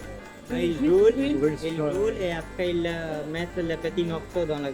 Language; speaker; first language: French; non-native, learner; Hindi